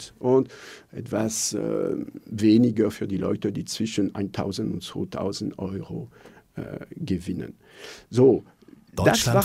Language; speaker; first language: German; non-native, local second language; French